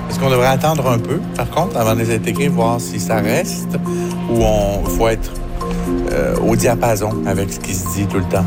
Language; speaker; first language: French; native; French